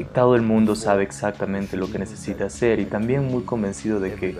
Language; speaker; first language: Spanish; non-native, fluent; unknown